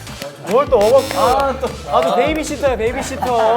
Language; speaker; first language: Korean; native; Korean